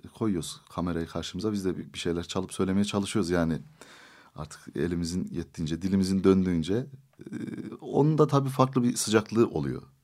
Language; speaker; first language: Turkish; native; Turkish